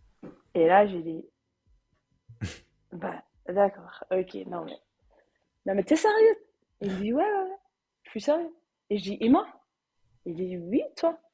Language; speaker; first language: French; non-native, learner; Dutch